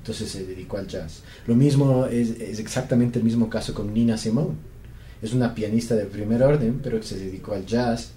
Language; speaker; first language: Spanish; native; Spanish